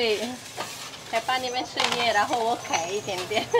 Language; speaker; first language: Chinese; non-native, fluent; Indonesian